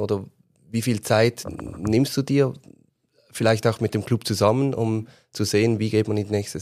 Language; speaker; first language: German; native; German